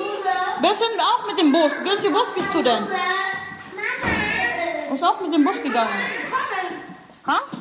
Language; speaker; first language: German; non-native, learner; Filipino